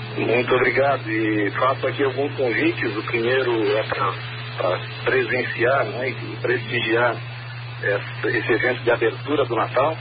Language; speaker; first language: Portuguese; native; Portuguese